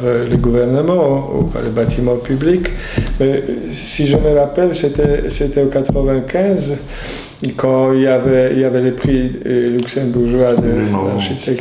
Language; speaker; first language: French; non-native, fluent; Polish